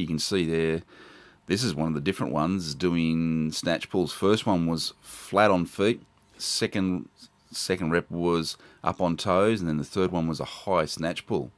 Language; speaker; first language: English; native; English